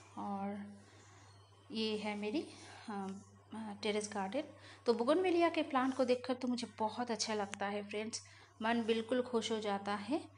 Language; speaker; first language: Hindi; non-native, local second language; Bangla